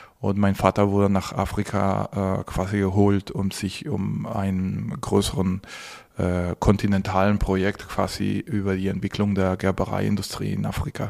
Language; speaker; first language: German; non-native, fluent; Spanish